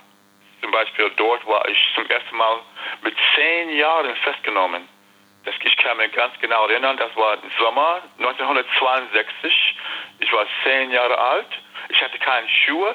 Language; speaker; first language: German; non-native, fluent; English